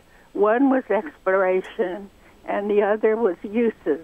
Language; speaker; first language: English; native; English